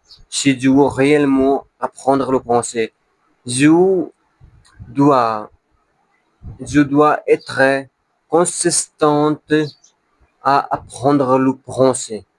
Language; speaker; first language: French; non-native, learner; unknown